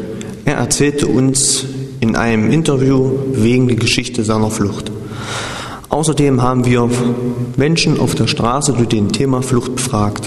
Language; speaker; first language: German; native; German